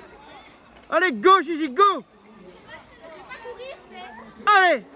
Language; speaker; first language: French; native; French